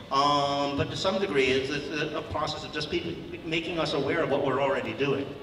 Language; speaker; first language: English; native; English